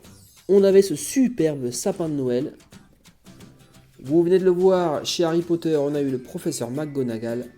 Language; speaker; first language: French; native; French